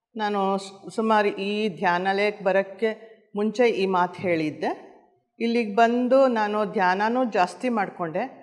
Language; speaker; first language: Kannada; native; Kannada